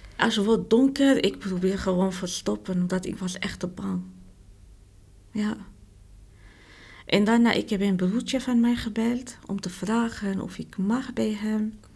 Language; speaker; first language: Dutch; non-native, learner; Arabic